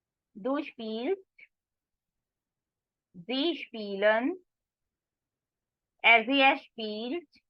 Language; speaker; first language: German; non-native, learner; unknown